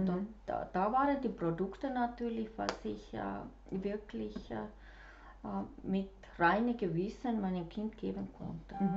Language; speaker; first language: German; non-native, fluent; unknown